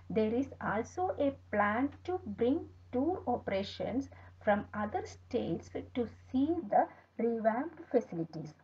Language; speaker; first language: English; non-native, local second language; Malayalam